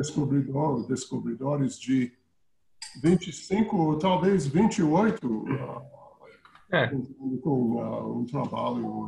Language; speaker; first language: Portuguese; non-native, fluent; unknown